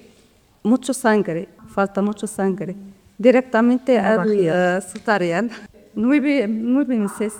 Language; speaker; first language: Spanish; non-native, learner; Arabic